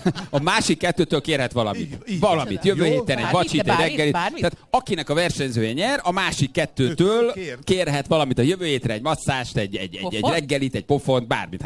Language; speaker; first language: Hungarian; native; Hungarian